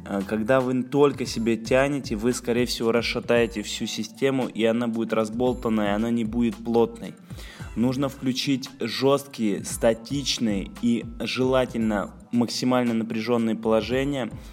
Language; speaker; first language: Russian; native; Russian